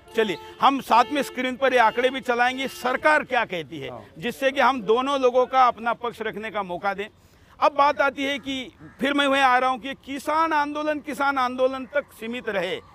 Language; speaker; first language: Hindi; non-native, local second language; Marathi